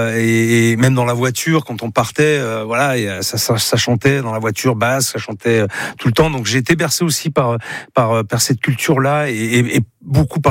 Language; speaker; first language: French; native; French